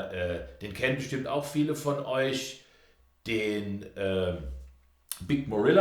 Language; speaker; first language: German; native; German